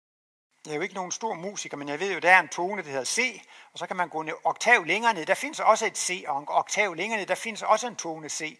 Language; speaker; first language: Danish; native; Danish